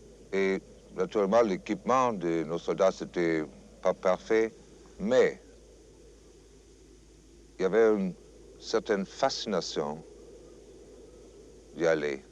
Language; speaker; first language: French; non-native, fluent; German